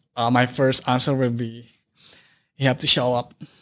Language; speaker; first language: English; non-native, local second language; Filipino